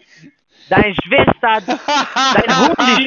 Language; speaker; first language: German; non-native, learner; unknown